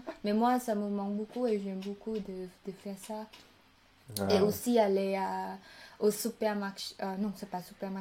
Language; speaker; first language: French; non-native, learner; Khmer